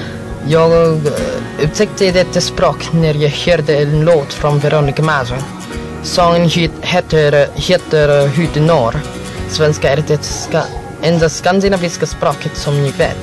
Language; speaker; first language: Swedish; non-native, learner; Filipino